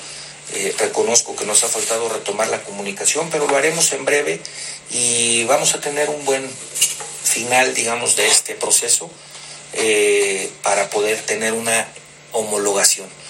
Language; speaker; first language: Spanish; native; Spanish